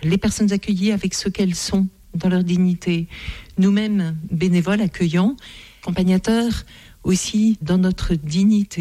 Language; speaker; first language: French; native; French